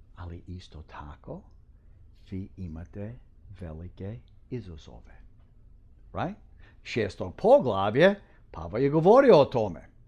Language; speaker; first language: Croatian; early bilingual, heritage; Croatian